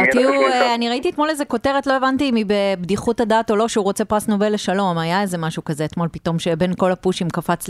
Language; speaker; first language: Hebrew; native; Hebrew